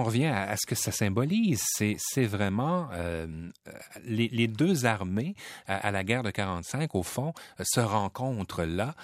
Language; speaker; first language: French; native; French